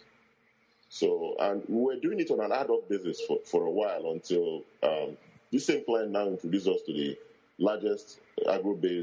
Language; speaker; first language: English; non-native, local second language; Bini